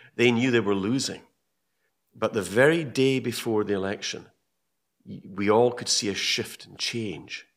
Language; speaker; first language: English; native; English